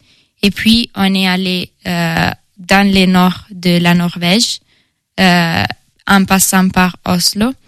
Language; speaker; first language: French; non-native, fluent; Italian